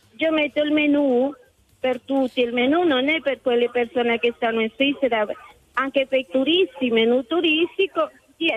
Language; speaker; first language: Italian; non-native, learner; Spanish